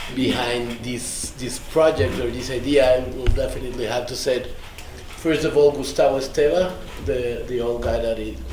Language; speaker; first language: English; non-native, fluent; Spanish